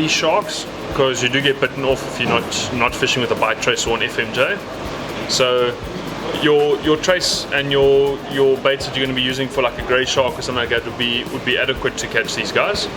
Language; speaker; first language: English; native; English